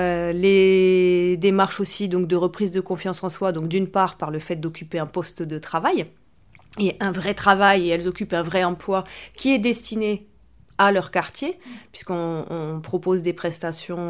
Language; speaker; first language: French; native; French